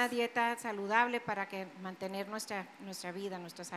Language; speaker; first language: Spanish; native; Spanish